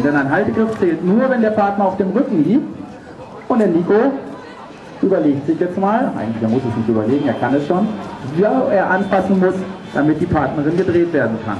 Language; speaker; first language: German; native; German